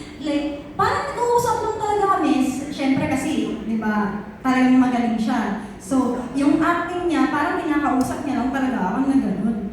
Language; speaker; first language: Filipino; native; Filipino